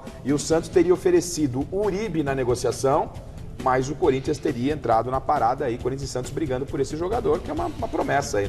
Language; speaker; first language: Portuguese; native; Portuguese